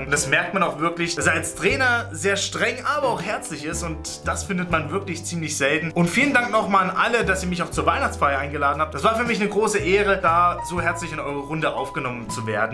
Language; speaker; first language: German; native; German